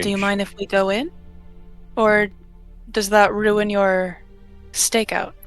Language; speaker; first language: English; native; English